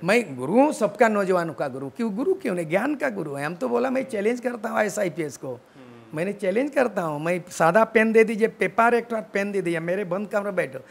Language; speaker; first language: Hindi; native; Hindi